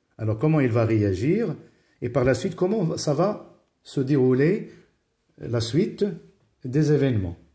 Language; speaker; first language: French; non-native, local second language; Arabic